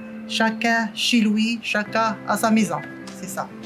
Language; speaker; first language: French; non-native, local second language; Arabic